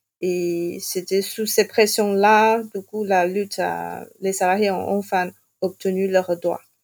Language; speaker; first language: French; non-native, fluent; Chinese